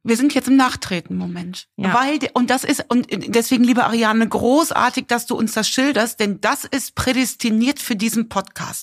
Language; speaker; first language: German; native; German